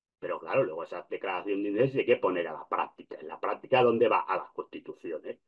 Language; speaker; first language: Spanish; native; Spanish